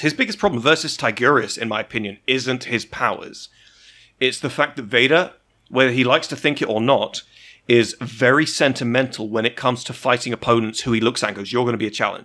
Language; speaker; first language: English; native; English